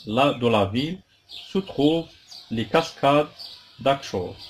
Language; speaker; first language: French; non-native, local second language; Arabic